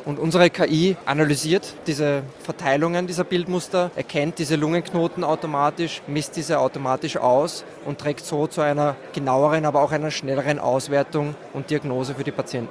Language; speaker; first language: German; native; German